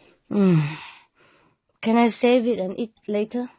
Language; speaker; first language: English; non-native, fluent; Vietnamese